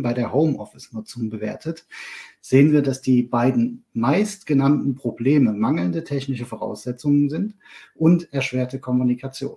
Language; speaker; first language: German; native; German